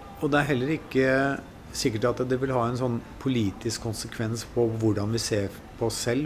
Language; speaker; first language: Norwegian; native; Norwegian